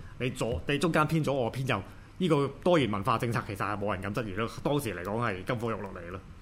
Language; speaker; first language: Cantonese; native; Cantonese